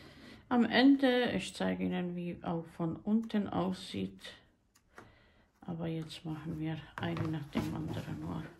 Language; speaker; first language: German; non-native, learner; Croatian